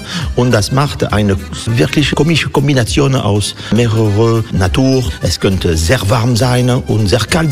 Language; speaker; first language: German; non-native, fluent; French